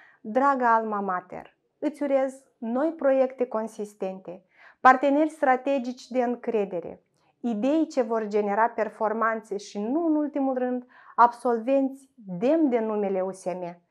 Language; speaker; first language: Romanian; native; Romanian